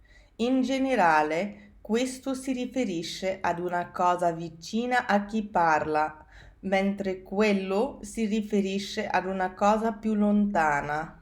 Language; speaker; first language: Italian; non-native, fluent; English